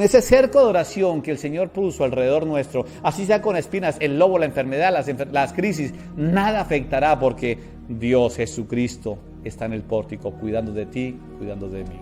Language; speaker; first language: Spanish; native; Spanish